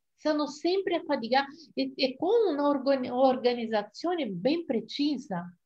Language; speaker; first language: Italian; non-native, fluent; Portuguese